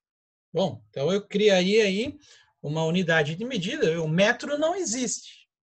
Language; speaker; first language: Portuguese; native; Portuguese